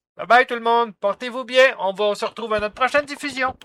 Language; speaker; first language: French; native; French